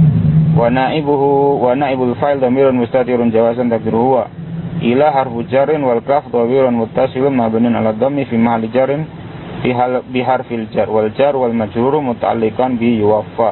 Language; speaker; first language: Arabic; non-native, fluent; Indonesian